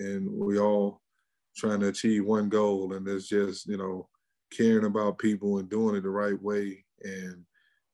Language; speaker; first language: English; native; English